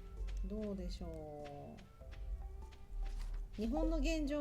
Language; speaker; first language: Japanese; native; Japanese